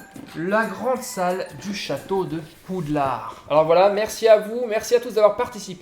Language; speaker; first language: French; native; French